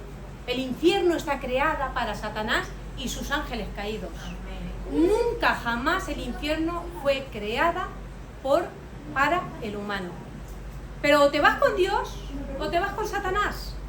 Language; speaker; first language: Spanish; native; Spanish